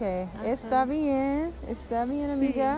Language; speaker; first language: Spanish; non-native, learner; English